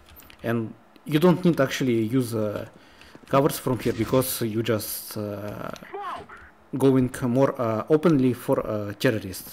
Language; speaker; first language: English; non-native, learner; Russian